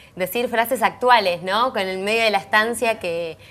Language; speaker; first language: Spanish; native; Spanish